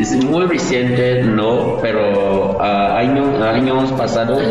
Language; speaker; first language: Spanish; non-native, learner; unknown